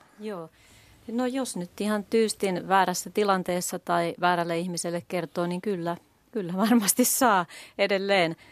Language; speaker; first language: Finnish; native; Finnish